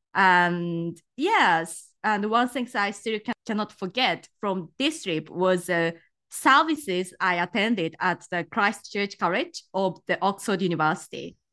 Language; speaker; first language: English; non-native, fluent; Japanese